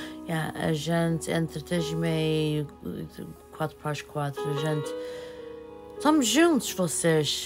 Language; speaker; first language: Portuguese; early bilingual, heritage; Portuguese